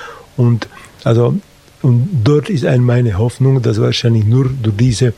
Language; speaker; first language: German; non-native, fluent; Slovak